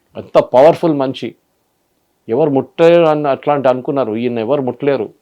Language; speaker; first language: Telugu; non-native, fluent; Malayalam